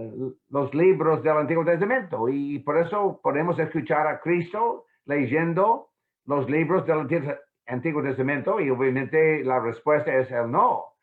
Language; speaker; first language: Spanish; non-native, fluent; English